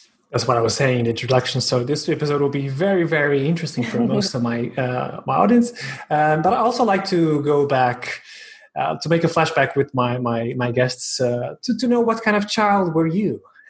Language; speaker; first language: English; non-native, fluent; Portuguese